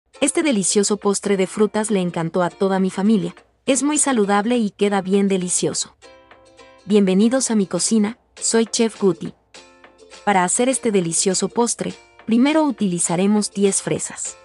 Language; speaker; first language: Spanish; native; Spanish